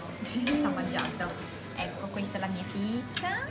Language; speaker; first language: Italian; native; Italian